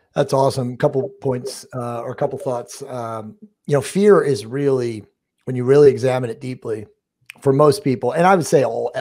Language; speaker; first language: English; native; English